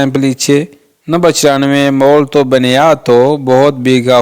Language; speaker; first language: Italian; non-native, fluent; Urdu